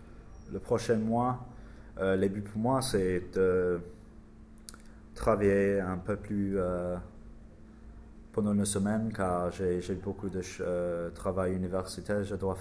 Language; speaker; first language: French; non-native, learner; English